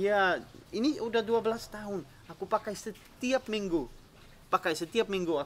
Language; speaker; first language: Indonesian; non-native, fluent; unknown